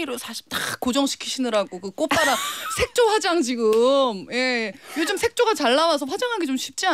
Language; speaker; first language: Korean; native; Korean